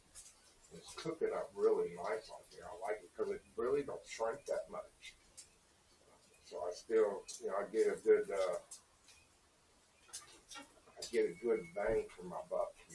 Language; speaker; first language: English; native; English